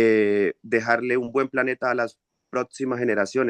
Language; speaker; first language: Spanish; native; Spanish